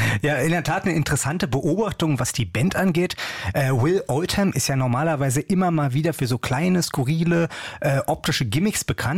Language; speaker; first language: German; native; German